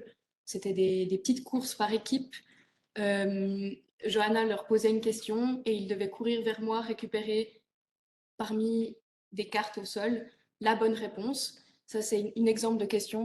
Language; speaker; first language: French; native; French